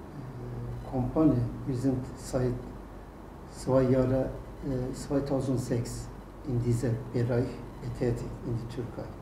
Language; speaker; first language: German; non-native, learner; Turkish